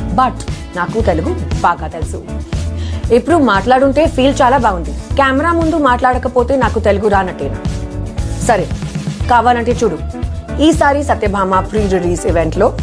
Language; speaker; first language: Telugu; non-native, local second language; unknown